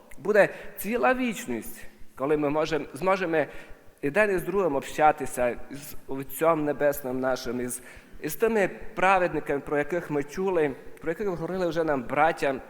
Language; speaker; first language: Ukrainian; native; Ukrainian